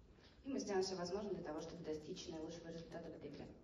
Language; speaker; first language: Russian; native; Russian